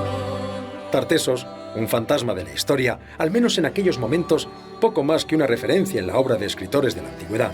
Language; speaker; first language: Spanish; native; Spanish